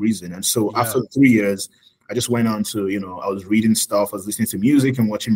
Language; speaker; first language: English; non-native, local second language; Yoruba